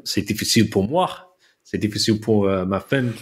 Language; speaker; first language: French; non-native, learner; English